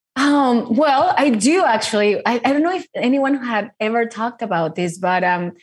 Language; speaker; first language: English; non-native, fluent; Spanish